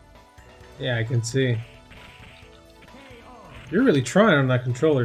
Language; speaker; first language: English; native; English